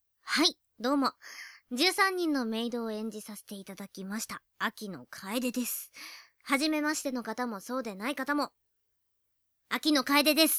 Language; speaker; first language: Japanese; native; Japanese